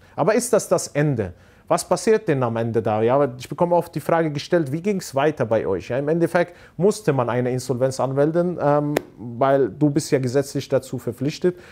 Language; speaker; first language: German; non-native, fluent; Arabic